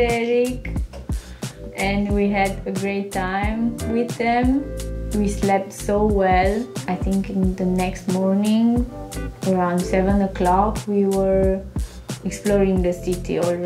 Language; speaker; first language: English; non-native, learner; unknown